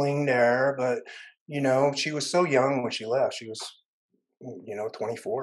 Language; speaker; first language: English; early bilingual, other home language; Vietnamese